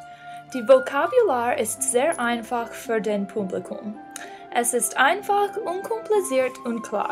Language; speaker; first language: German; non-native, learner; English